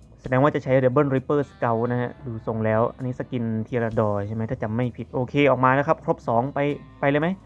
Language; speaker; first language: Thai; native; Thai